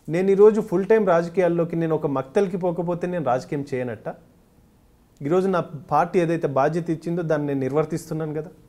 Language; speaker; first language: Telugu; native; Telugu